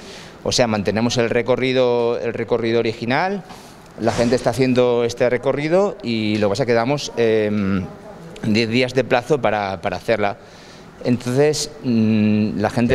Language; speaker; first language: Spanish; native; Spanish